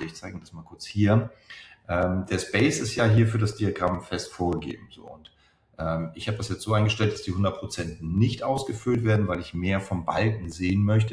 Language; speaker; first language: German; native; German